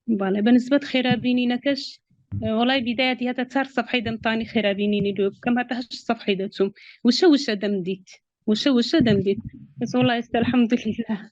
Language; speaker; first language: Central Kurdish; native; Central Kurdish